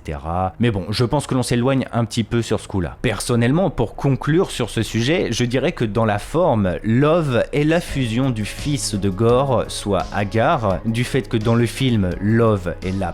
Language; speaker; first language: French; native; French